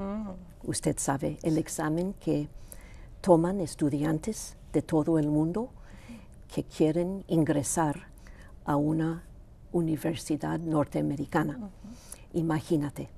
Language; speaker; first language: Spanish; non-native, local second language; Greek